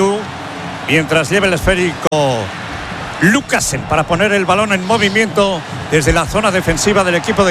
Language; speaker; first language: Spanish; native; Spanish